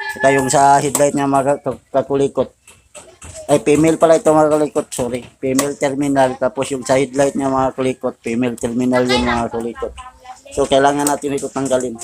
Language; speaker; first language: Filipino; native; Filipino